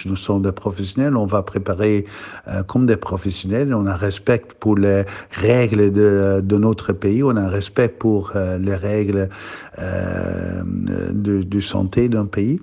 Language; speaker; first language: French; non-native, learner; Dutch